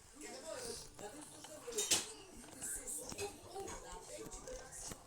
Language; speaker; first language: French; native; French